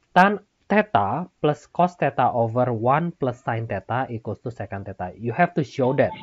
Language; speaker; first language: English; non-native, fluent; Indonesian